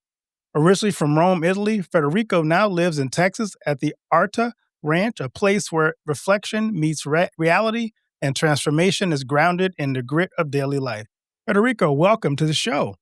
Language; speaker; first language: English; native; English